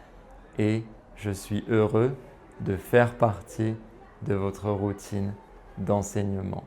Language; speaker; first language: French; native; French